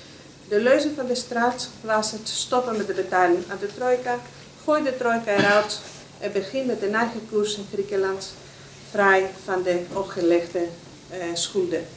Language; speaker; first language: Dutch; non-native, fluent; Greek